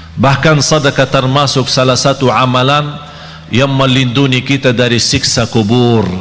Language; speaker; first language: Malay; non-native, fluent; Arabic